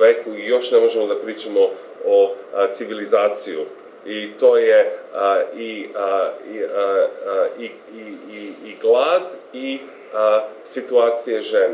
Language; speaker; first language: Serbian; non-native, fluent; English